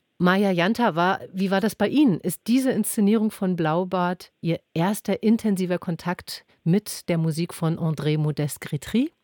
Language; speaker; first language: German; native; German